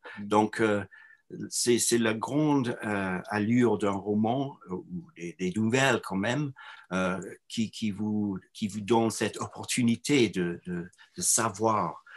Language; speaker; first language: French; non-native, fluent; English